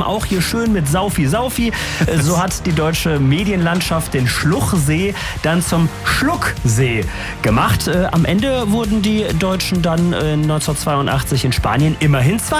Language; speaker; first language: German; native; German